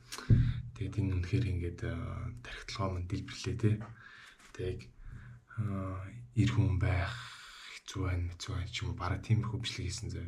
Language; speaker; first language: Mongolian; native; Mongolian